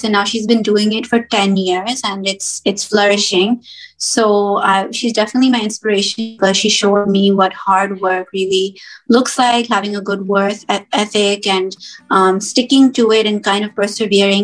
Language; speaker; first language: English; native; English